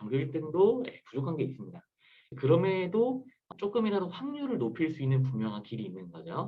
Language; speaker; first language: Korean; native; Korean